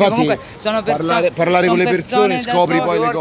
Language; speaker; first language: Italian; native; Italian